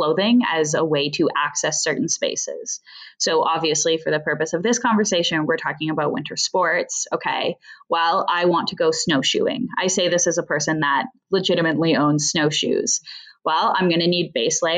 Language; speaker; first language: English; native; English